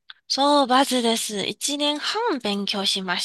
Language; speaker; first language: Japanese; non-native, fluent; Chinese